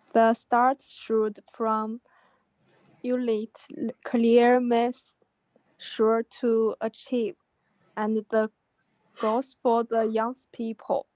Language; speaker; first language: English; non-native, learner; Chinese